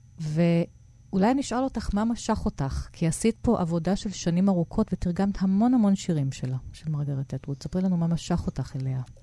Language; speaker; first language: Hebrew; native; Hebrew